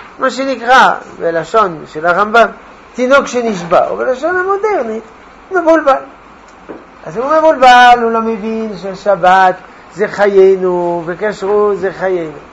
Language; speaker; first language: Hebrew; non-native, fluent; French